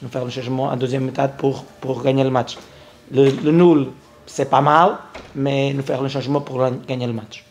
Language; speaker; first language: French; non-native, learner; Portuguese